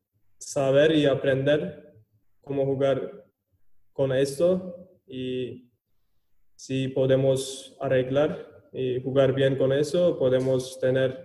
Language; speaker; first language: Spanish; non-native, learner; Turkish